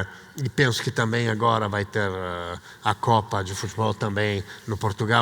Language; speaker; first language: Portuguese; non-native, fluent; Italian